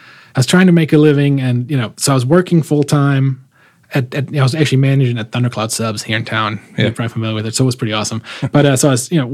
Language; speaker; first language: English; non-native, fluent; German